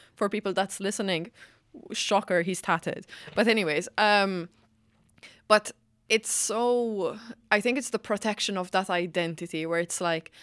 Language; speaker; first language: English; non-native, fluent; Maltese